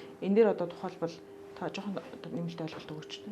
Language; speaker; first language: Mongolian; native; Mongolian